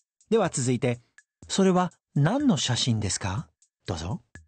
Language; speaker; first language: Japanese; non-native, fluent; English